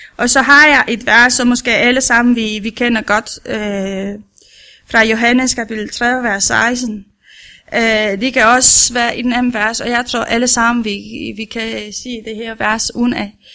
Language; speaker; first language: Danish; non-native, learner; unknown